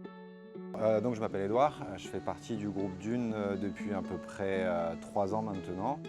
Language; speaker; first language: French; native; French